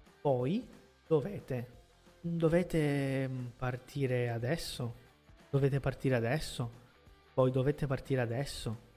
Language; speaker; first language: Italian; non-native, fluent; Portuguese